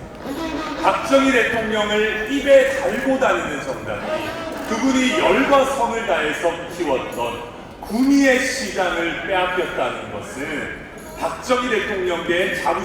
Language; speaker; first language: Korean; native; Korean